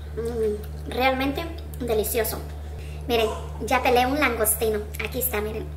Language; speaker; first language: Spanish; native; Spanish